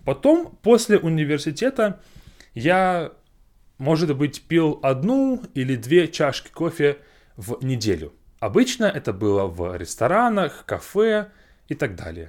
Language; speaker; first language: Russian; non-native, fluent; English